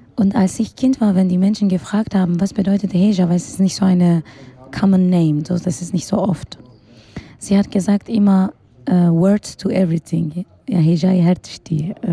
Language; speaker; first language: German; non-native, fluent; Kurdish